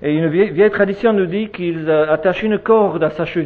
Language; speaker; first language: French; native; French